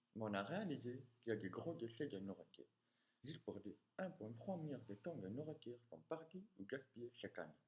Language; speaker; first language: French; non-native, fluent; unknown